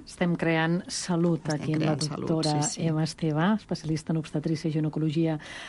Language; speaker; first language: Catalan; native; Catalan